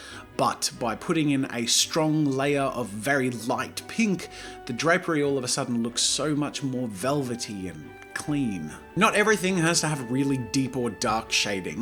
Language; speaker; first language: English; native; English